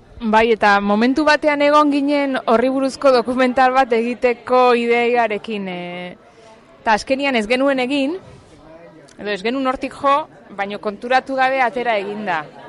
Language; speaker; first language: Basque; native; Basque